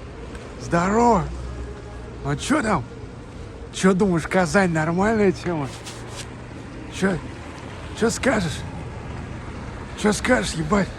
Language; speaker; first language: Russian; native; Russian